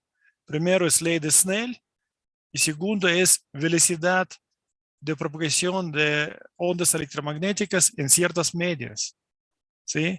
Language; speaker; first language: Spanish; non-native, fluent; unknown